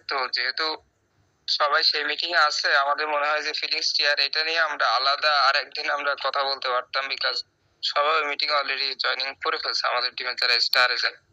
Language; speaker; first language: Bangla; native; Bangla